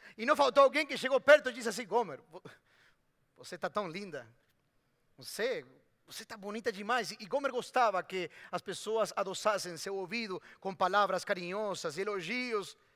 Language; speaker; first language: Portuguese; non-native, fluent; Spanish